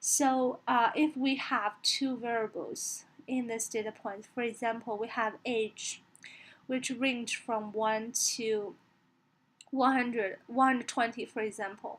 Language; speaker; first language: English; non-native, fluent; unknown